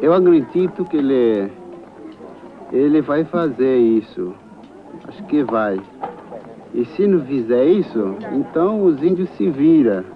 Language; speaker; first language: Portuguese; non-native, local second language; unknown